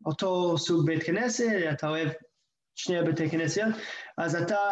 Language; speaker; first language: Hebrew; non-native, fluent; English